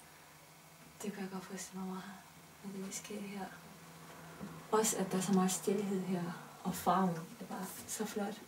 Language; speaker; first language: Danish; non-native, fluent; Romanian